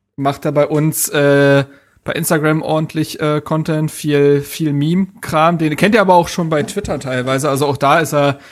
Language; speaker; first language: German; native; German